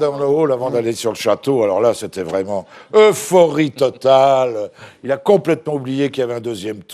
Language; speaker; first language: French; native; French